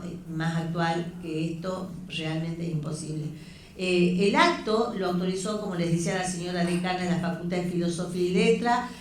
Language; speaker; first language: Spanish; native; Spanish